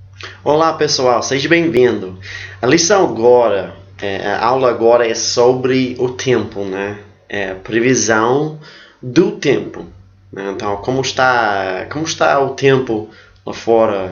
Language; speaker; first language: Portuguese; non-native, fluent; English